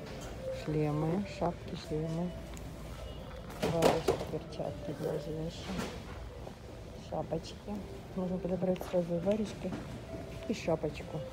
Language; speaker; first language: Russian; native; Russian